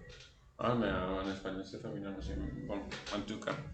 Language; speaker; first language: French; non-native, fluent; Spanish